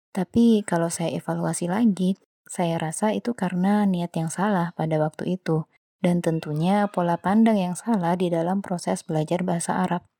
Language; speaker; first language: Indonesian; non-native, local second language; Javanese